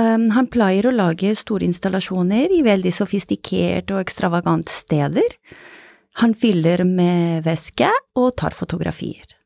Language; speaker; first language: Norwegian; non-native, fluent; Italian